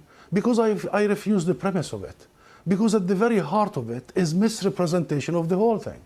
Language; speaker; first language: English; non-native, fluent; Arabic